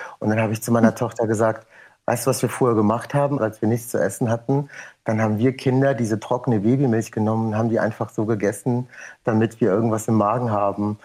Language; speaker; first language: German; native; German